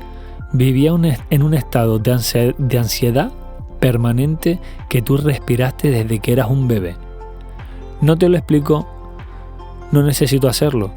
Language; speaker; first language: Spanish; native; Spanish